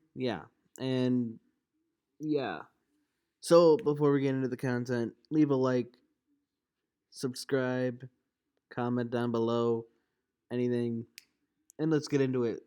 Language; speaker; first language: English; native; English